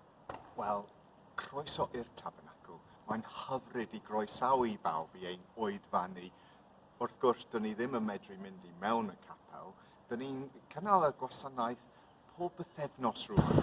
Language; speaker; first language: Welsh; non-native, learner; English